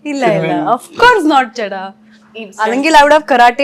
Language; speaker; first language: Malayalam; non-native, local second language; Hindi